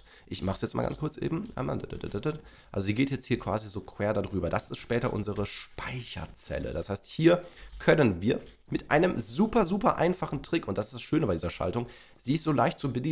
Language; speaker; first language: German; native; German